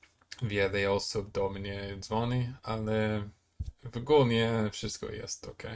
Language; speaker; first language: Polish; non-native, fluent; English